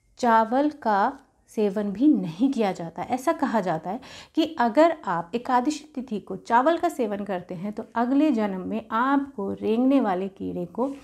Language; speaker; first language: Hindi; native; Hindi